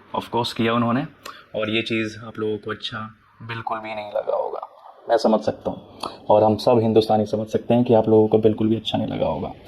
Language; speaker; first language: Hindi; native; Hindi